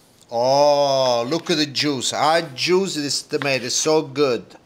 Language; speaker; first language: English; non-native, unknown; Italian